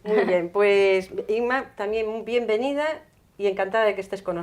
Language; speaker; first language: Spanish; native; Spanish